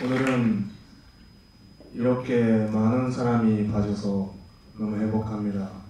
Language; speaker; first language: Korean; non-native, learner; Japanese